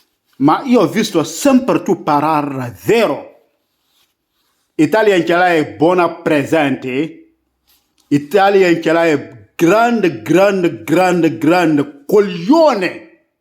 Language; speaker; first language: Italian; non-native, learner; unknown